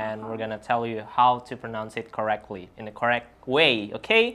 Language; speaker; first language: English; non-native, fluent; Indonesian